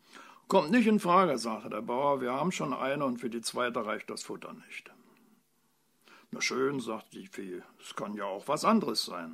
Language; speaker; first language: German; native; German